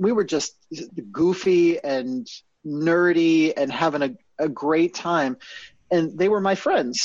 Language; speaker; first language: English; native; English